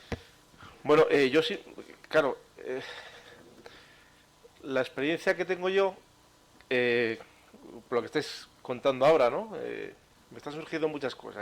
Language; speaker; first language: Spanish; native; Spanish